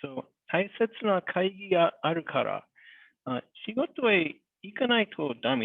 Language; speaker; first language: Japanese; non-native, learner; English